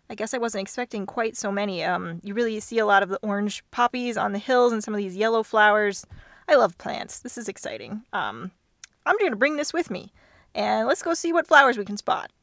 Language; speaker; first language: English; native; English